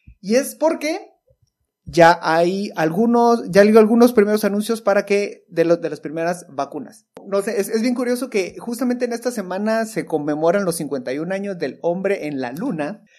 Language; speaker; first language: Spanish; native; Spanish